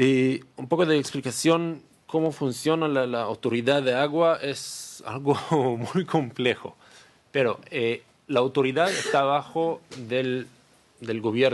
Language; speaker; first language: Spanish; non-native, learner; Hebrew